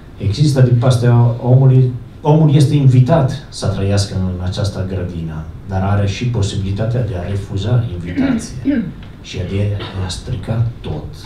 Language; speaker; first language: Romanian; non-native, fluent; Italian